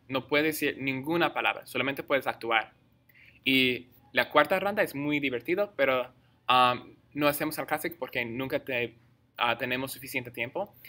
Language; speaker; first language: Spanish; non-native, fluent; English